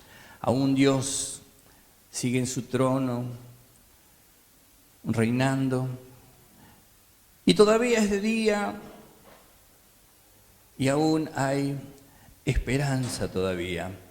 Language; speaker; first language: Spanish; native; Spanish